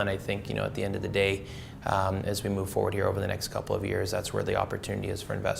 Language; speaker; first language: English; native; English